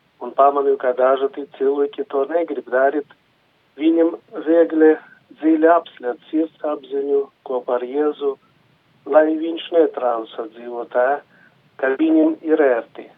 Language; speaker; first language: Latvian; non-native, local second language; Russian